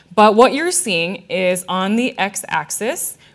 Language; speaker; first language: English; native; English